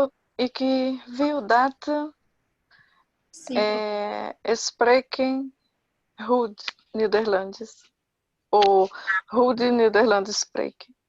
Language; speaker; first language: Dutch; non-native, learner; Portuguese